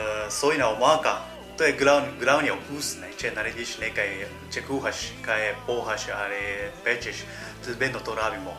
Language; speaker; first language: Slovenian; non-native, learner; Japanese